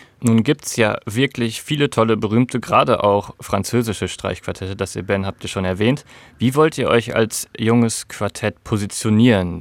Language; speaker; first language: German; native; German